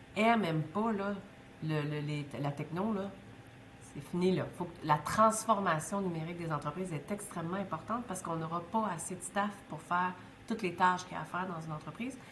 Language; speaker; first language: French; native; French